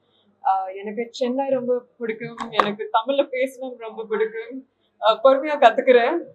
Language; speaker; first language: Tamil; non-native, learner; Telugu